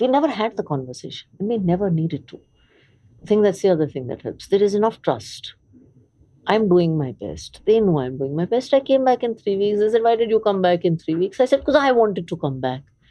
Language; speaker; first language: English; early bilingual, other home language; Hindi